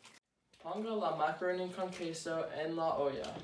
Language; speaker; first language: Spanish; non-native, learner; English